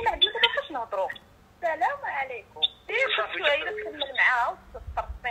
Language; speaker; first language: Arabic; native; Arabic